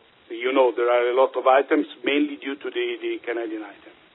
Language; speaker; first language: English; non-native, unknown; Italian